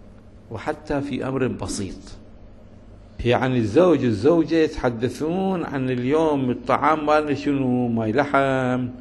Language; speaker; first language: Arabic; native; Arabic